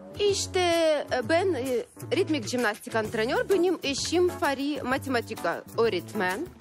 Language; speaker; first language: Turkish; non-native, learner; Ukrainian